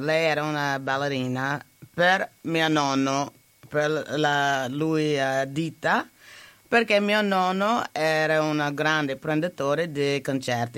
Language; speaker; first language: Italian; non-native, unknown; English